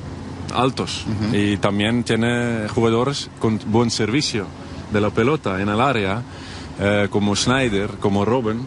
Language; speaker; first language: Spanish; non-native, fluent; Dutch